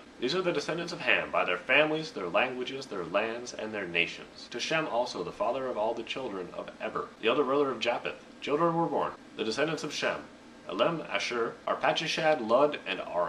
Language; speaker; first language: English; native; English